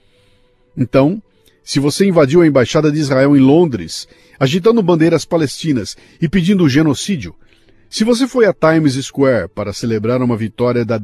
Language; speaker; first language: Portuguese; native; Portuguese